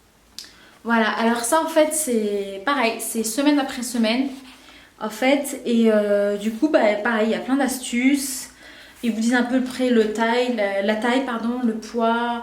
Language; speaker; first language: French; native; French